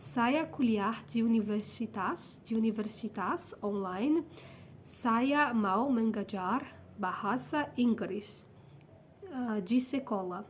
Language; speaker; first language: Indonesian; non-native, learner; Portuguese